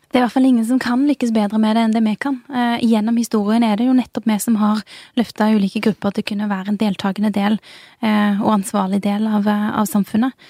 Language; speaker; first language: Norwegian; early bilingual, other home language; Urdu